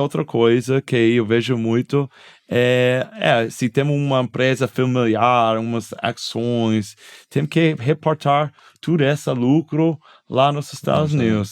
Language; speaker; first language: Portuguese; non-native, fluent; English